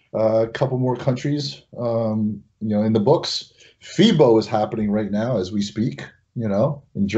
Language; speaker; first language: English; native; English